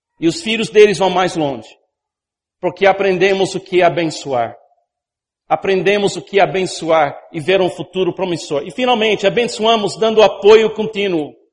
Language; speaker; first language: Portuguese; non-native, fluent; English